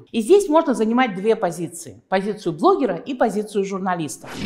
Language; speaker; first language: Russian; native; Russian